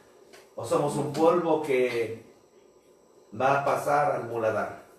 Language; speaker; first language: Spanish; native; Spanish